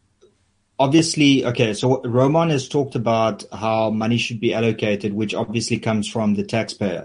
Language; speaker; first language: English; non-native, local second language; Afrikaans